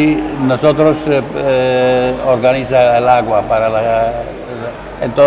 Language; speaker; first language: Spanish; non-native, learner; Dutch